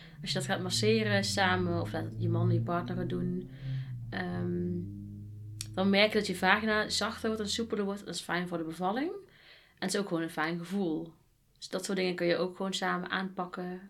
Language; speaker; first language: Dutch; native; Dutch